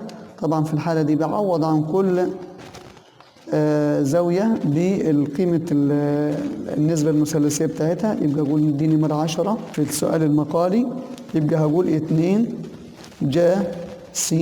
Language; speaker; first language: Arabic; native; Arabic